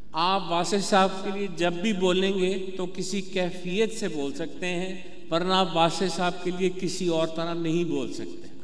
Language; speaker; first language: Urdu; non-native, local second language; Punjabi